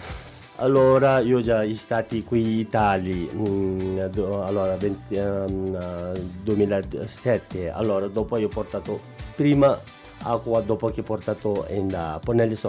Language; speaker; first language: Italian; non-native, learner; Nepali